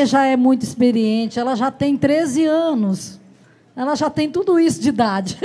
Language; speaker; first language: Portuguese; native; Portuguese